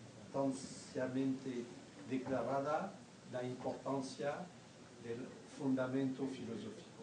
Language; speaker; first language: Spanish; non-native, fluent; French